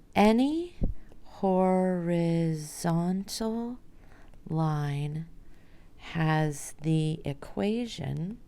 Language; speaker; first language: English; native; English